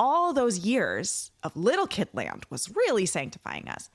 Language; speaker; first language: English; native; English